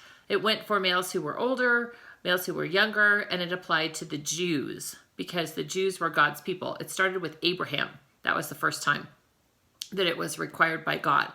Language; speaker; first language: English; native; English